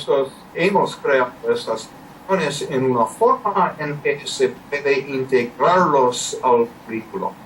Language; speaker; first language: Spanish; non-native, learner; English